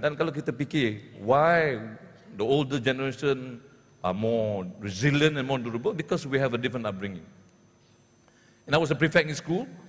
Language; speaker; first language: English; non-native, local second language; Malay